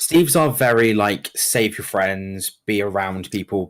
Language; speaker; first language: English; native; English